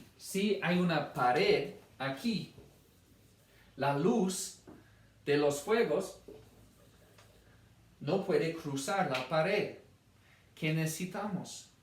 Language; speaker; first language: Spanish; non-native, fluent; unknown